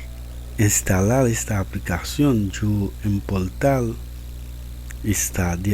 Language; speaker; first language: Spanish; non-native, learner; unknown